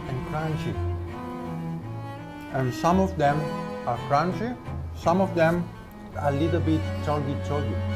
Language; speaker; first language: English; non-native, fluent; Italian